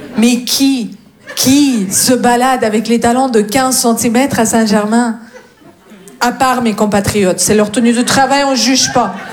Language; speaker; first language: French; non-native, fluent; Russian